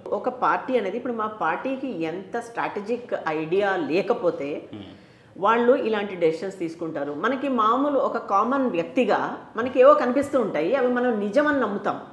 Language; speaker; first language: Telugu; native; Telugu